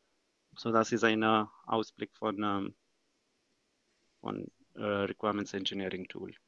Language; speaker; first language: German; non-native, fluent; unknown